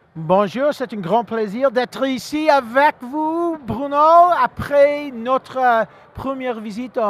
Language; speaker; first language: French; non-native, learner; English